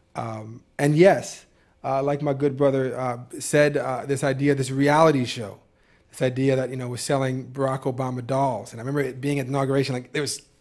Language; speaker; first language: English; native; English